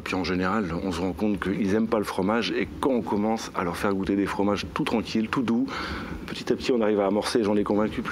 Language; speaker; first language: French; native; French